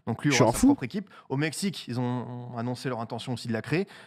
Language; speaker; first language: French; native; French